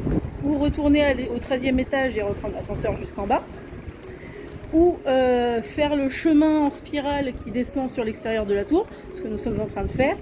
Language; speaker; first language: French; native; French